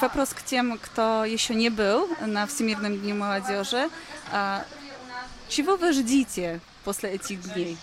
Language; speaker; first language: Russian; non-native, fluent; Polish